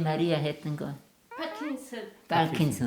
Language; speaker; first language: Korean; non-native, learner; German